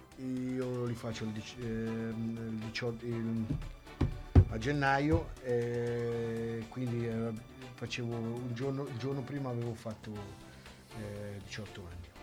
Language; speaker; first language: Italian; native; Italian